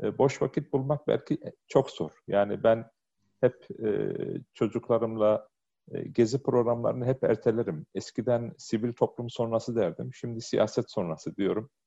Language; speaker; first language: Turkish; early bilingual, heritage; Turkish